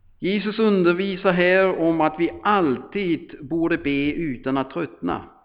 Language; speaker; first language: Swedish; non-native, fluent; German